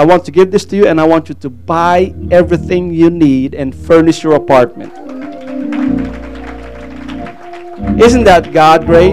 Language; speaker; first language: English; non-native, local second language; Filipino